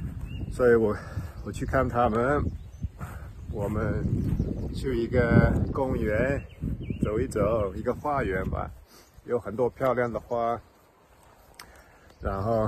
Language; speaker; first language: Chinese; non-native, fluent; English